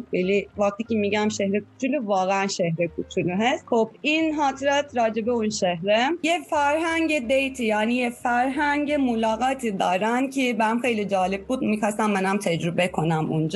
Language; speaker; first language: Persian; non-native, fluent; Turkish